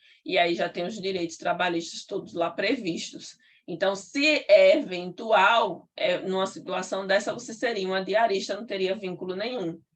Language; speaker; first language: Portuguese; native; Portuguese